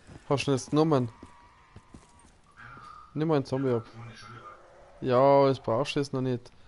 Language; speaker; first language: German; native; German